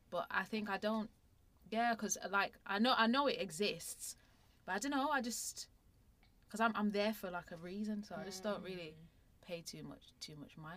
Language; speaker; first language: English; native; English